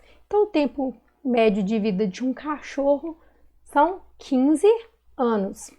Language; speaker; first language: Portuguese; native; Portuguese